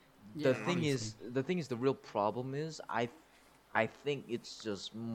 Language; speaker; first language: English; non-native, fluent; Korean